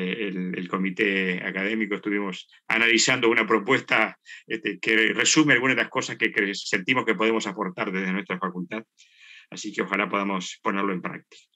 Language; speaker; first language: Spanish; native; Spanish